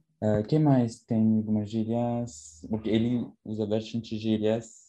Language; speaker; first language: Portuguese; non-native, learner; French